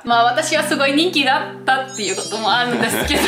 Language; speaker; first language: Japanese; non-native, fluent; German